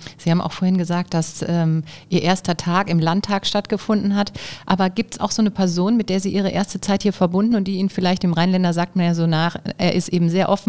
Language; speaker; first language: German; native; German